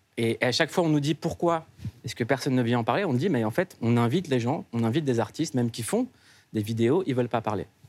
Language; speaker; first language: French; native; French